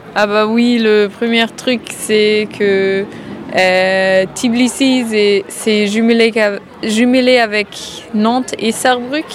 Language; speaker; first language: French; non-native, fluent; German